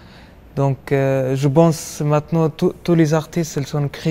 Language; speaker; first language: French; non-native, learner; Arabic